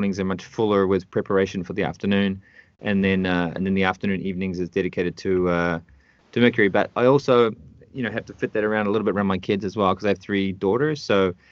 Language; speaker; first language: English; native; English